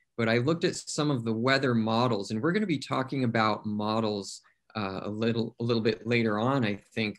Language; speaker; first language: English; native; English